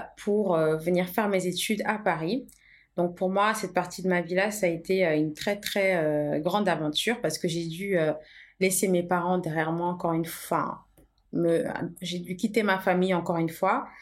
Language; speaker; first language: French; non-native, fluent; Portuguese